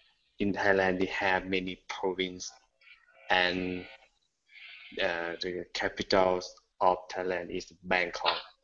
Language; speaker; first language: English; non-native, learner; Thai